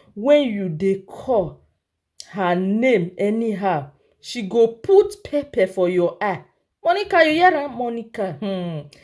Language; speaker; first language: Nigerian Pidgin; non-native, local second language; Yoruba